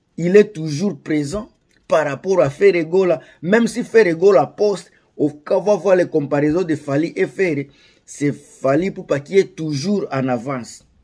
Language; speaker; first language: French; non-native, local second language; Lingala